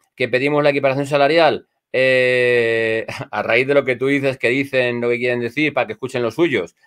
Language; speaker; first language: Spanish; native; Spanish